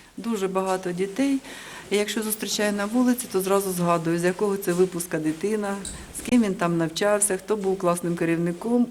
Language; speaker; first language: Ukrainian; native; Ukrainian